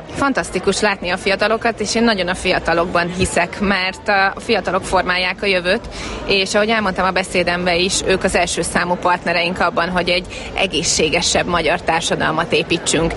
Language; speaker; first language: Hungarian; native; Hungarian